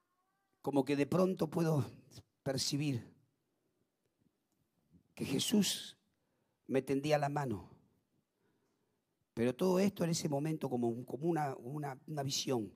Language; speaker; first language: Spanish; native; Spanish